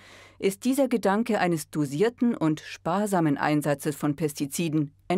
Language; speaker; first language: German; native; German